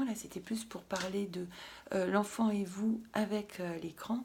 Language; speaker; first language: French; native; French